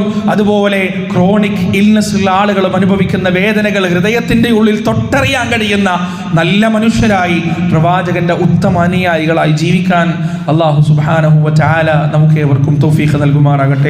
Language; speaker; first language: Malayalam; native; Malayalam